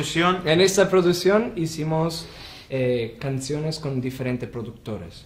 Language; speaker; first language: Spanish; non-native, fluent; Italian